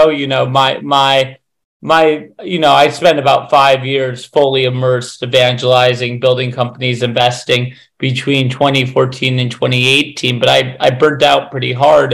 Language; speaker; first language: English; native; English